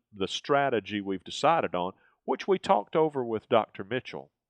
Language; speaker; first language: English; native; English